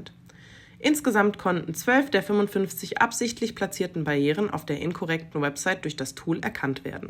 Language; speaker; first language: German; native; German